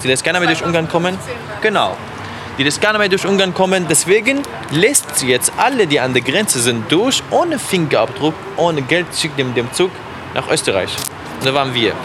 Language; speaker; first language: German; non-native, fluent; Arabic